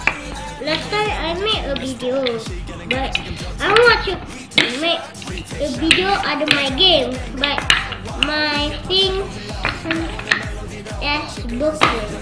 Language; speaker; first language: English; non-native, learner; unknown